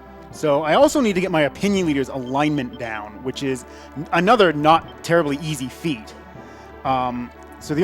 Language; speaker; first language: English; native; English